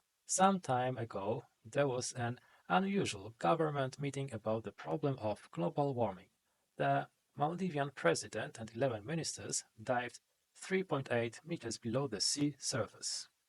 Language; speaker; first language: English; non-native, fluent; Polish